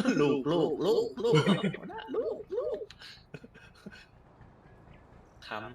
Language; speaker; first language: Thai; native; Thai